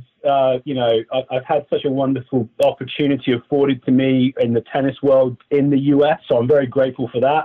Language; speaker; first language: English; native; English